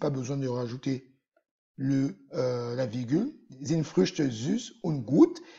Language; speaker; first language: German; non-native, fluent; French